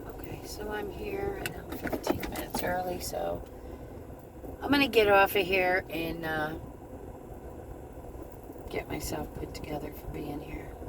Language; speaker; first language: English; native; English